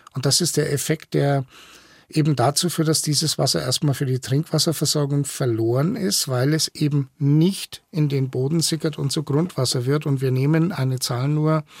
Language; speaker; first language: German; native; German